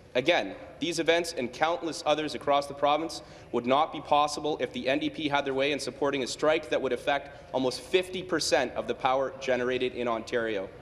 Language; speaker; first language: English; native; English